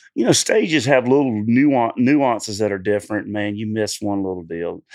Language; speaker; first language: English; native; English